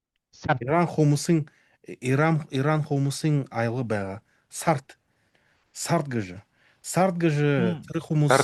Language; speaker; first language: Mongolian; non-native, learner; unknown